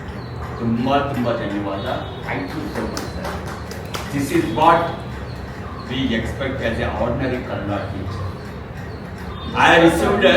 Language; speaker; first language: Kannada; non-native, learner; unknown